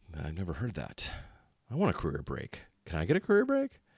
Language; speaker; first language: English; early bilingual, other home language; Filipino